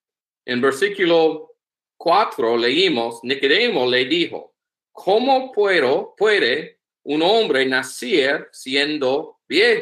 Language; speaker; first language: Spanish; non-native, learner; English